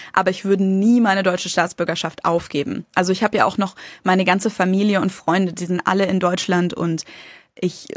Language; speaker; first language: German; native; German